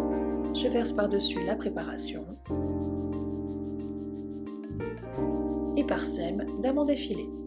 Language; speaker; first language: French; native; French